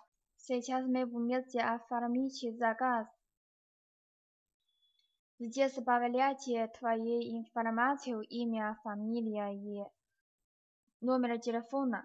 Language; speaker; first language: Russian; non-native, learner; Chinese